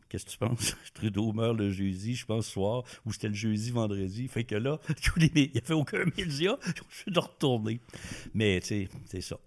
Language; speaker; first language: French; native; French